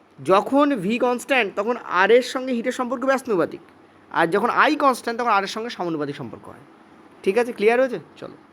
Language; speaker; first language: Bangla; native; Bangla